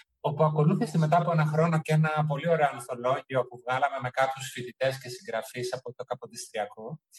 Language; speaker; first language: Greek; early bilingual, heritage; Greek